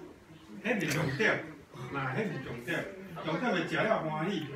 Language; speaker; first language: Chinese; non-native, local second language; Min Nan Chinese